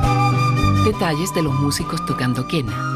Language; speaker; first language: Spanish; native; Spanish